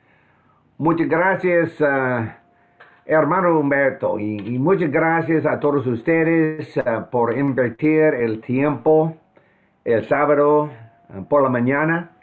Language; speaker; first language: Spanish; non-native, fluent; English